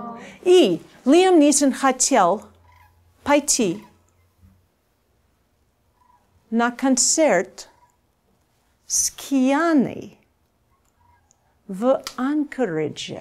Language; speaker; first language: Russian; non-native, fluent; English